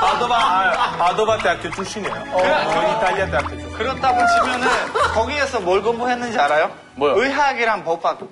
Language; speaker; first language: Korean; non-native, fluent; Polish